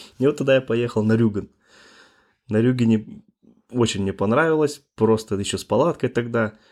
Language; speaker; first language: Russian; native; Russian